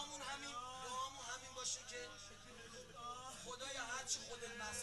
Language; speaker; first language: Persian; native; Persian